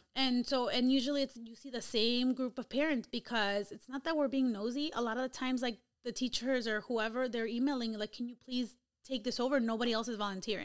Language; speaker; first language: English; early bilingual, other home language; Spanish